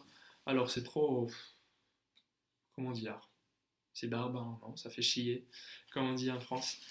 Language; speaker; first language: French; non-native, fluent; Spanish